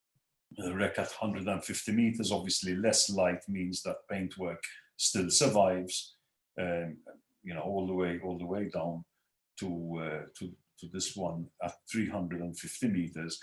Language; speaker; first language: English; non-native, local second language; Maltese